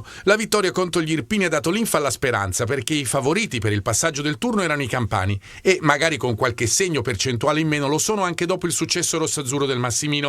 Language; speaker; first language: Italian; native; Italian